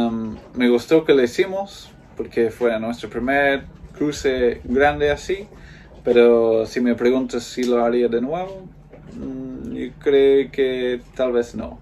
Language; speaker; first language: Spanish; non-native, fluent; English